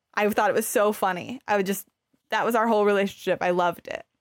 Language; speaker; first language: English; native; English